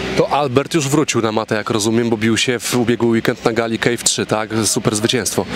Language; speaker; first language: Polish; native; Polish